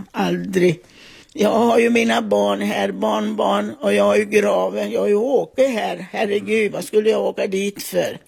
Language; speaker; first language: Swedish; non-native, fluent; Italian